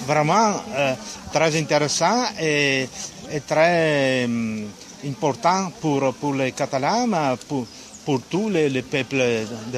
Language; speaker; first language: French; non-native, learner; Italian